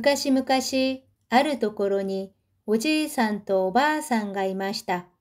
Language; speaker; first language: Japanese; non-native, fluent; Korean